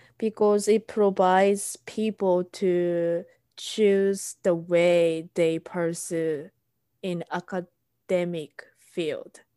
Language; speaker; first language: English; non-native, fluent; Japanese